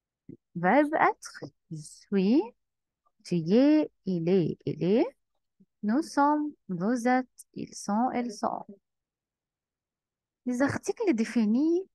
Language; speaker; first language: French; non-native, fluent; Arabic